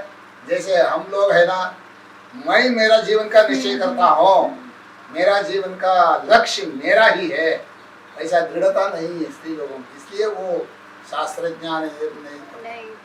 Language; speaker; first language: Hindi; non-native, local second language; Kannada